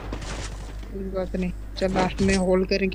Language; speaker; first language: Hindi; native; Hindi